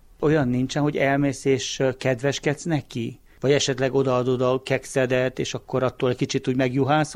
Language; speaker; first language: Hungarian; native; Hungarian